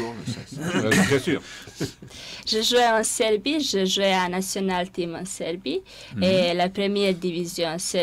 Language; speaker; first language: French; non-native, fluent; Serbian